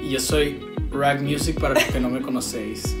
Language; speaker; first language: Spanish; native; Spanish